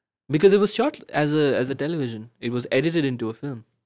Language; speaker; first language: English; non-native, local second language; Urdu